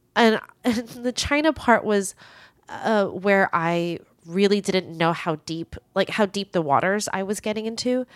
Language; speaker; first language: English; early bilingual, other home language; Chinese